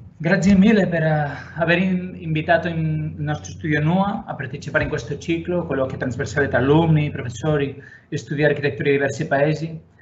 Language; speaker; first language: Italian; non-native, fluent; Catalan